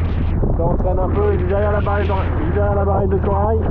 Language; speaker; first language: French; native; French